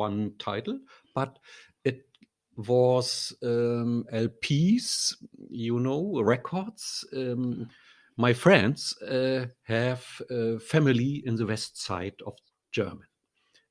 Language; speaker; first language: English; non-native, learner; German